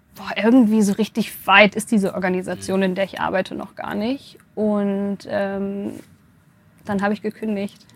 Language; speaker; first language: German; native; German